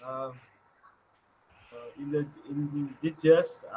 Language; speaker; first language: English; non-native, learner; Vietnamese